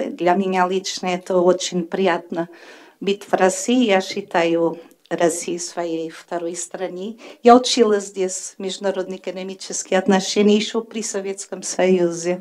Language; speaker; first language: Russian; non-native, fluent; Portuguese